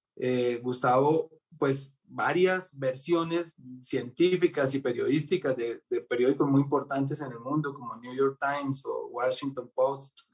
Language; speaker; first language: Spanish; native; Spanish